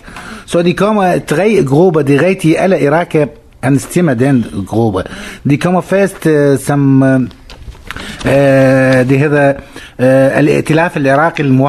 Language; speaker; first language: Danish; non-native, learner; Arabic